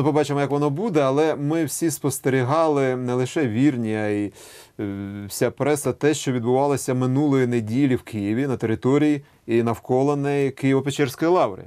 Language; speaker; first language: Ukrainian; native; Ukrainian